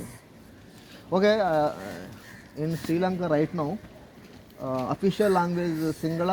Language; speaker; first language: English; non-native, learner; Telugu